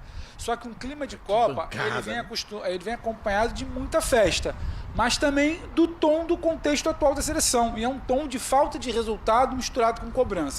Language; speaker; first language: Portuguese; native; Portuguese